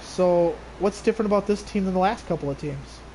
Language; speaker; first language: English; native; English